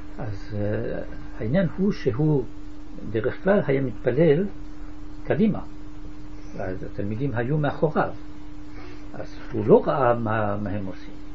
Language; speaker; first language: Hebrew; non-native, fluent; English